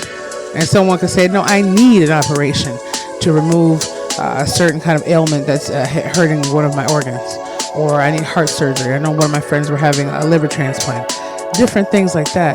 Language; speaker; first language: English; native; English